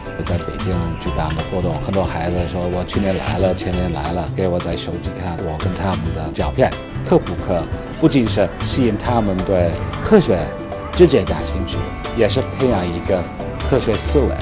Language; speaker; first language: Chinese; non-native, fluent; English